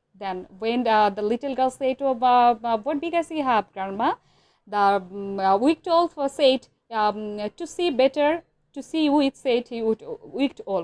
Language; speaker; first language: English; non-native, local second language; Bangla